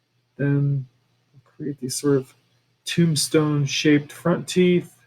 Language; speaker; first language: English; native; English